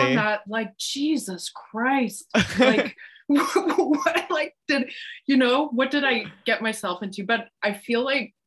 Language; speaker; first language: English; native; English